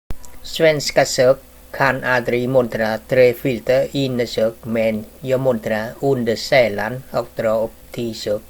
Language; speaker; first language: Swedish; non-native, learner; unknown